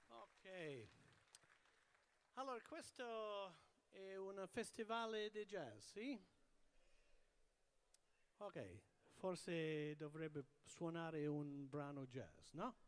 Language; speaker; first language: Italian; early bilingual, heritage; English